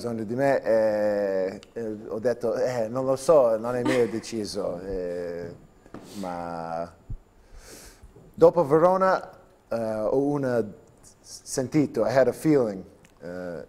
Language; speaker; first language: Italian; non-native, learner; English